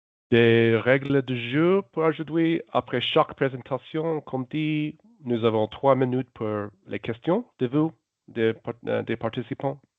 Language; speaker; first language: French; non-native, local second language; German